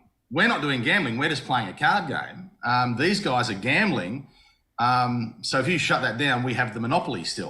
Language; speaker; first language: English; native; English